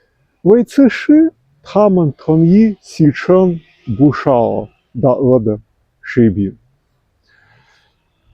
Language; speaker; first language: Chinese; non-native, fluent; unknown